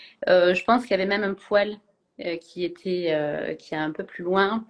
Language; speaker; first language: French; native; French